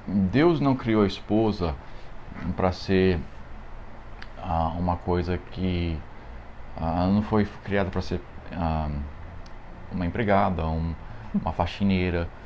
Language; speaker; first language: Portuguese; non-native, fluent; English